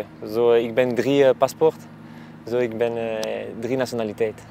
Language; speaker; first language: Dutch; non-native, local second language; Spanish